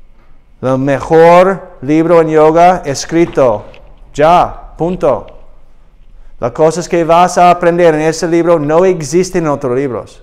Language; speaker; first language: Spanish; non-native, learner; English